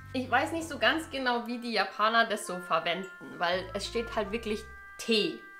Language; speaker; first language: German; native; German